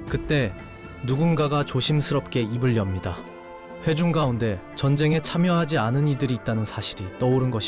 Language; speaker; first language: Korean; native; Korean